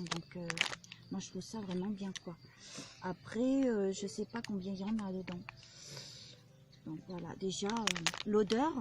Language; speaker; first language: French; native; French